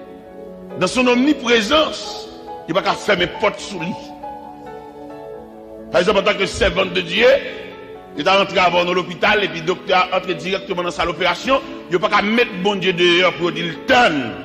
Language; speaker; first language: French; non-native, local second language; Haitian Creole